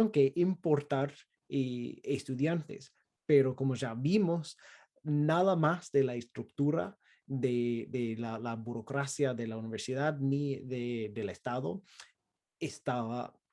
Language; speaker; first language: Spanish; non-native, fluent; English